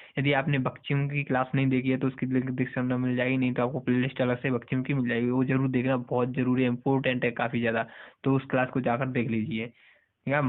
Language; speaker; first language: Hindi; native; Hindi